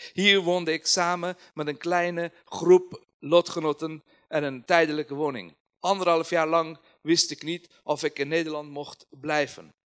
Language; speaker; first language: Dutch; non-native, fluent; Persian